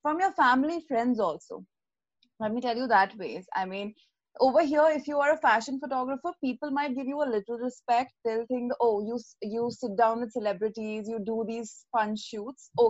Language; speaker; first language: English; non-native, local second language; Hindi